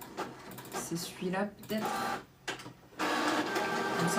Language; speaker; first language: French; native; French